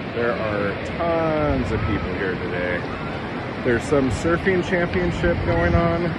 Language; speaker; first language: English; native; English